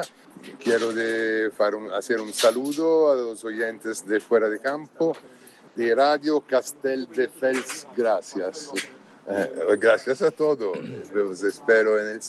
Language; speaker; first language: Spanish; non-native, learner; Italian